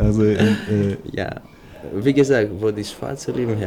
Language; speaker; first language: German; non-native, fluent; Greek